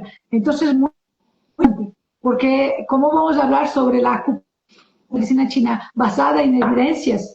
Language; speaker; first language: Spanish; non-native, learner; Portuguese